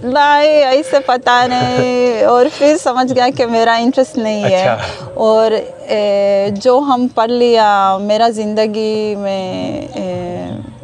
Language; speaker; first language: Hindi; non-native, learner; Hebrew